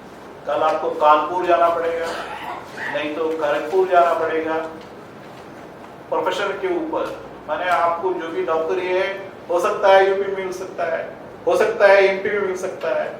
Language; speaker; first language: Hindi; non-native, local second language; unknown